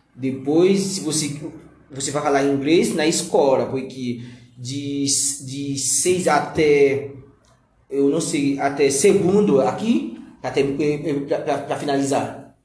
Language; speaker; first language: Portuguese; non-native, learner; Haitian Creole